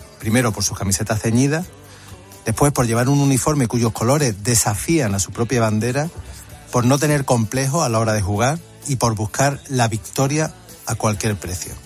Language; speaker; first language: Spanish; native; Spanish